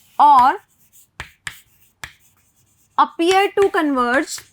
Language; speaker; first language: English; non-native, local second language; Hindi